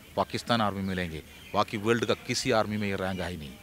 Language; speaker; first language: Hindi; non-native, local second language; Malayalam